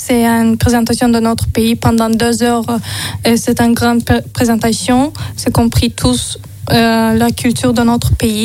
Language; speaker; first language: French; non-native, learner; Azerbaijani